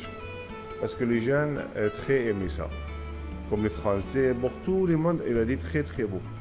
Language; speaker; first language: French; non-native, learner; Arabic